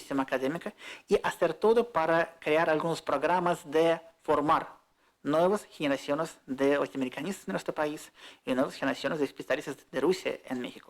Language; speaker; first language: Spanish; non-native, fluent; Russian